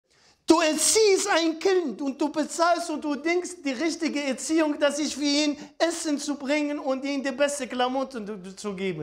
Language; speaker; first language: German; non-native, fluent; Arabic